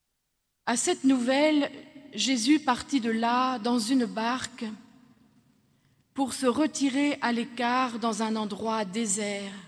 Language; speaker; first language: French; native; French